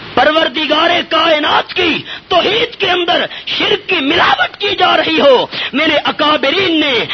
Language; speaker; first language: Urdu; non-native, local second language; Pashto